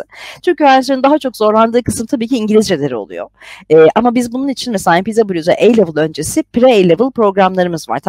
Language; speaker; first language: Turkish; native; Turkish